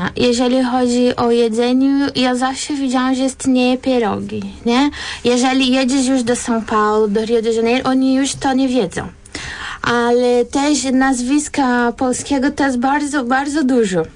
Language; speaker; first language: Polish; non-native, fluent; Portuguese